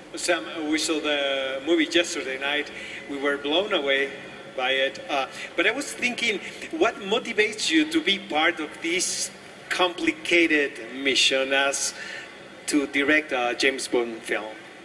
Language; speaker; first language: English; non-native, fluent; Spanish